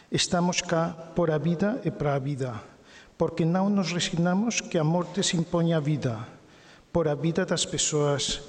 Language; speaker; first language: Portuguese; non-native, fluent; Galician